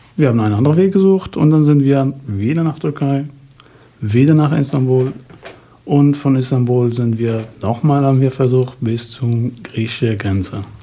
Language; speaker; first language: German; non-native, fluent; Arabic